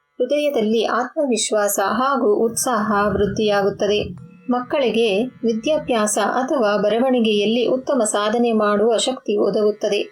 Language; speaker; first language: Kannada; native; Kannada